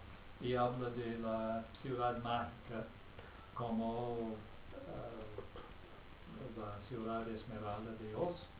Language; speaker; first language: Spanish; non-native, fluent; English